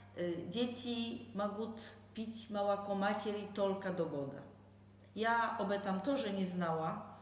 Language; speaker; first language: Russian; non-native, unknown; Polish